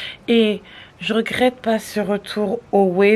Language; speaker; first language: French; native; French